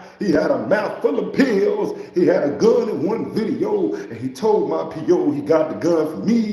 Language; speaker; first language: English; native; English